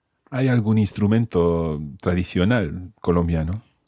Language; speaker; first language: Spanish; non-native, fluent; English